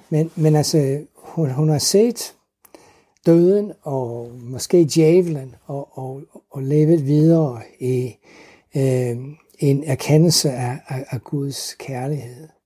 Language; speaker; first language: Danish; non-native, fluent; English